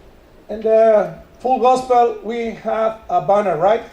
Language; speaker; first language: English; non-native, learner; Spanish